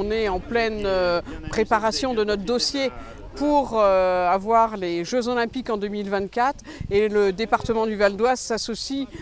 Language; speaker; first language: French; native; French